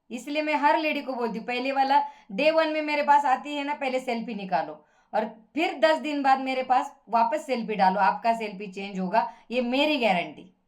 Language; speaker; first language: Hindi; non-native, local second language; Marathi